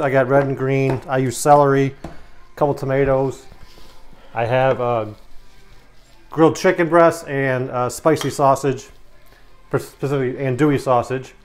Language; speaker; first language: English; native; English